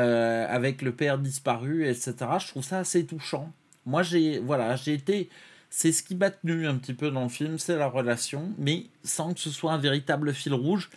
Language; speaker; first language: French; native; French